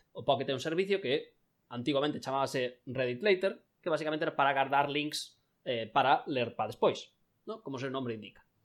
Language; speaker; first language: Galician; non-native, local second language; Spanish